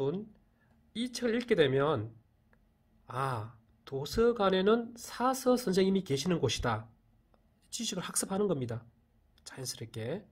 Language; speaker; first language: Korean; native; Korean